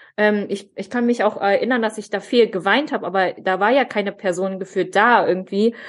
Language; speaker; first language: German; early bilingual, other home language; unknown